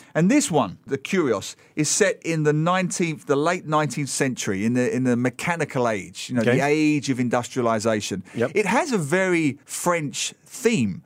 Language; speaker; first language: English; native; English